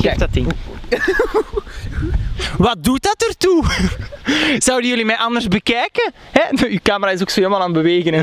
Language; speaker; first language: Dutch; native; Dutch